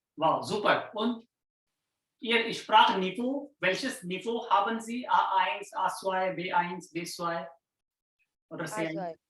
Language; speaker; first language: German; non-native, fluent; Hindi